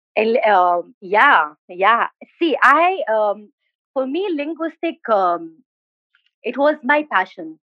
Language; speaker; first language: English; non-native, fluent; Arabic